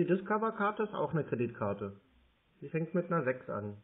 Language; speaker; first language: German; native; German